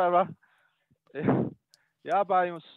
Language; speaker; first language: German; non-native, learner; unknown